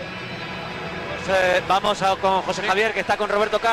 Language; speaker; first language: Spanish; native; Spanish